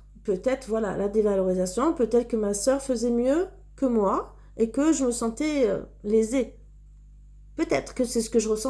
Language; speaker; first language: French; native; French